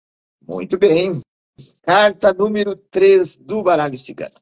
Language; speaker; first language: Portuguese; native; Portuguese